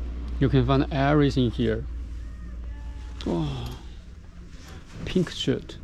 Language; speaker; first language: English; non-native, learner; Chinese